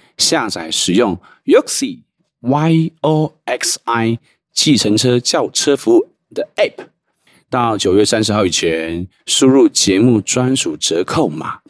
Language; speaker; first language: Chinese; native; Chinese